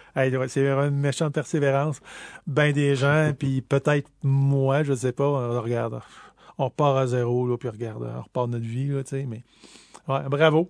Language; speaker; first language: French; native; French